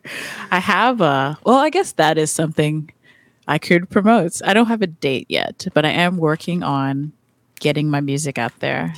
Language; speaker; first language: English; native; English